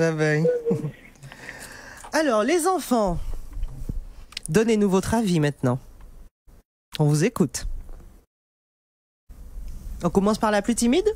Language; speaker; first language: French; native; French